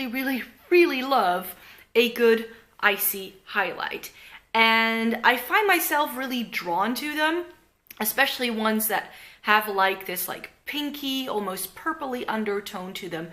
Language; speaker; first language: English; non-native, fluent; Dutch